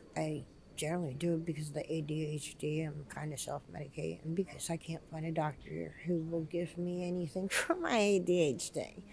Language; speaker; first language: English; native; English